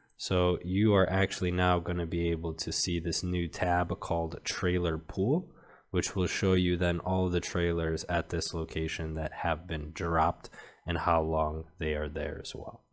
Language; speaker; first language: English; native; English